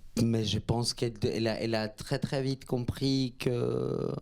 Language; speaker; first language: French; non-native, fluent; Spanish